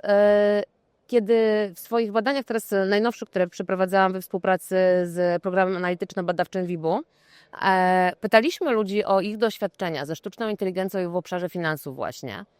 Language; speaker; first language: Polish; native; Polish